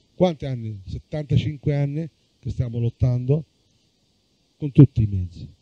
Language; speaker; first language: Italian; non-native, fluent; Arabic